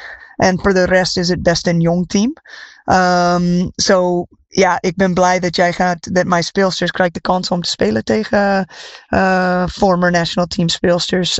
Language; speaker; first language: Dutch; non-native, fluent; English